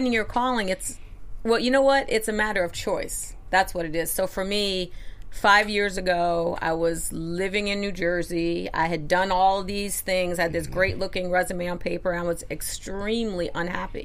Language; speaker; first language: English; native; English